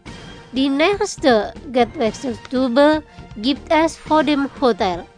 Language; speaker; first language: German; non-native, fluent; Indonesian